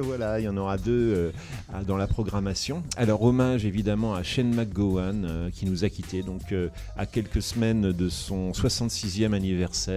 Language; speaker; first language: French; native; French